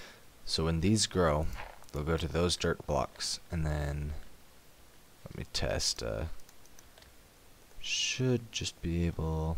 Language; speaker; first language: English; native; English